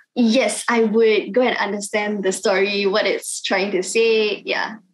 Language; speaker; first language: English; non-native, local second language; Cantonese